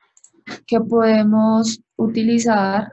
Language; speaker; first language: Spanish; native; Spanish